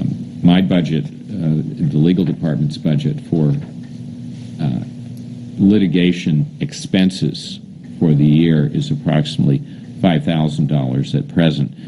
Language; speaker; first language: English; native; English